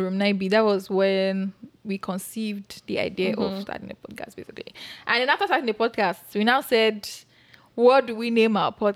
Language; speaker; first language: English; non-native, local second language; Yoruba